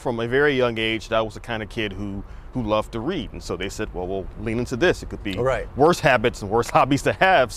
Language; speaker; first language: English; native; English